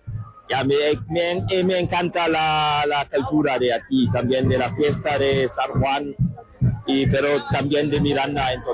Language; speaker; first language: Spanish; non-native, learner; German